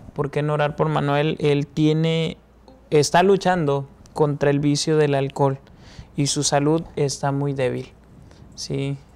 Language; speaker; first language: Spanish; native; Spanish